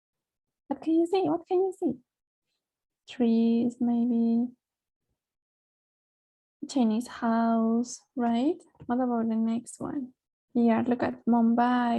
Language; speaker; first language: English; non-native, fluent; Spanish